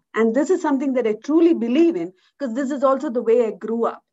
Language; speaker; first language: English; non-native, local second language; Malayalam